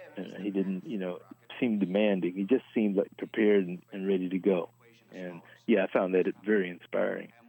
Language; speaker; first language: English; native; English